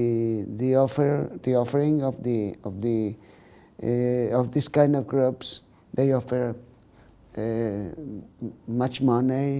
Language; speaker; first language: English; non-native, learner; Spanish